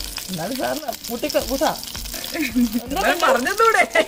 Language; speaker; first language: Malayalam; native; Malayalam